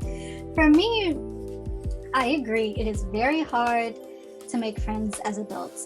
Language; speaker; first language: English; native; English